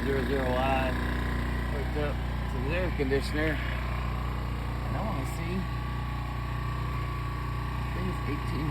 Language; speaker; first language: English; native; English